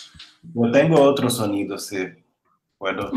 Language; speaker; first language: Spanish; non-native, learner; Portuguese